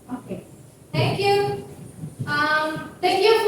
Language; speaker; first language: English; non-native, fluent; Indonesian